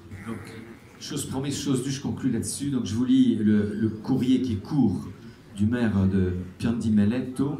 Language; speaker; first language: French; native; French